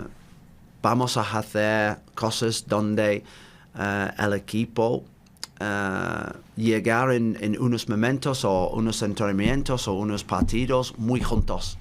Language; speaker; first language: Spanish; non-native, learner; English